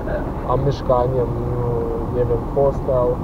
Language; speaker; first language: Polish; non-native, learner; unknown